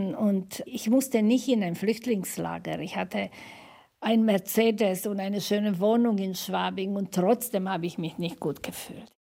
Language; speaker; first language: German; non-native, fluent; Slovak